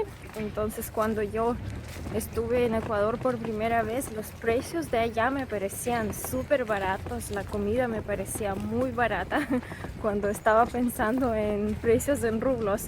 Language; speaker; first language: Spanish; non-native, fluent; Russian